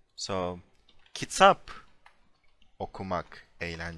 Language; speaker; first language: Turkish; non-native, fluent; English